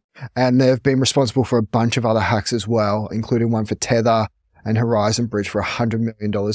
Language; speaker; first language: English; native; English